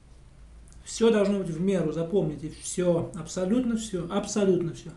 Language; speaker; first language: Russian; native; Russian